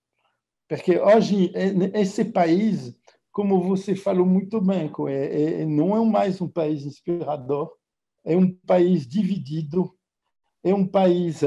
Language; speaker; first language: Portuguese; non-native, fluent; French